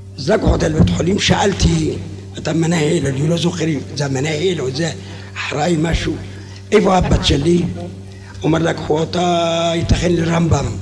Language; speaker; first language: Hebrew; non-native, fluent; Arabic